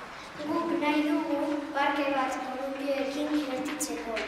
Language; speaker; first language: Basque; non-native, local second language; Spanish